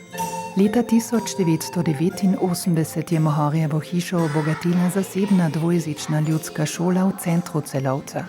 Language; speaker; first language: Slovenian; native; Slovenian